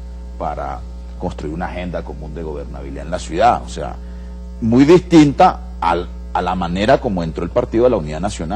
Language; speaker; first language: Spanish; native; Spanish